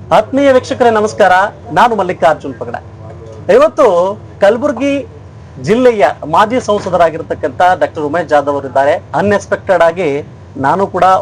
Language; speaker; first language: Kannada; native; Kannada